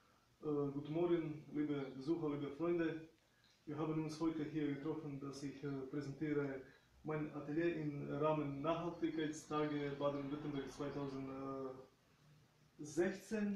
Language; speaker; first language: German; non-native, fluent; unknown